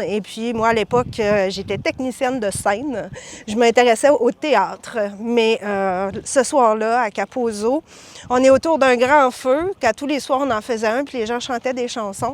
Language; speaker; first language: French; native; French